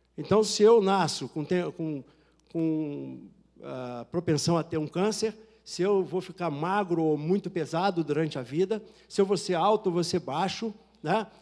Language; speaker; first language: Portuguese; native; Portuguese